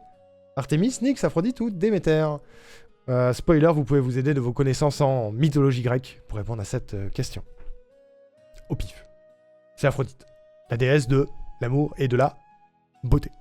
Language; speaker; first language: French; native; French